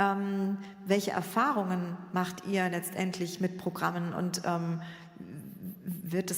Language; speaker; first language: German; native; German